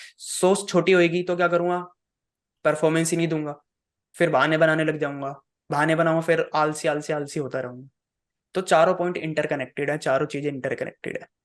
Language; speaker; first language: Hindi; native; Hindi